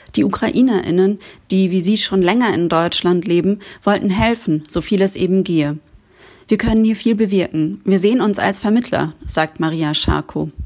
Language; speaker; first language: German; native; German